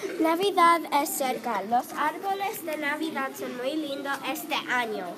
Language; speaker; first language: Spanish; non-native, learner; English